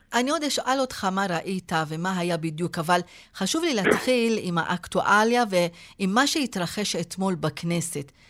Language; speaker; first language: Hebrew; non-native, local second language; Arabic